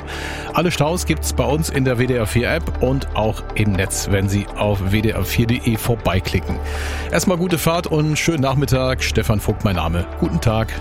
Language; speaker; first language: German; native; German